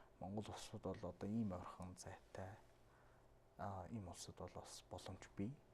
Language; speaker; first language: Mongolian; native; Mongolian